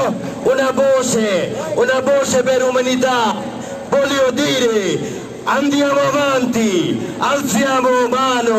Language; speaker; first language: Italian; non-native, learner; Bangla